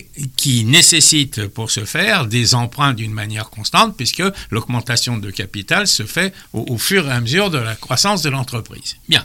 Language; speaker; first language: French; native; French